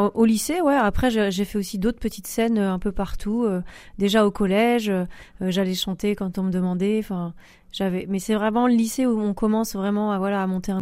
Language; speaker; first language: French; native; French